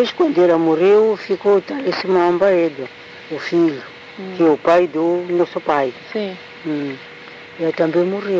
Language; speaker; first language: Portuguese; non-native, local second language; Tsonga